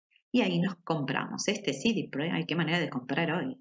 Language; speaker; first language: Spanish; native; Spanish